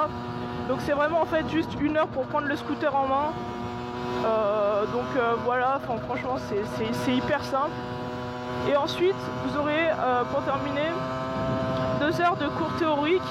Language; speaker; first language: French; native; French